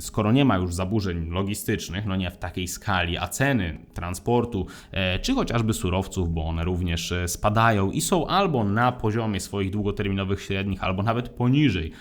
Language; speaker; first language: Polish; native; Polish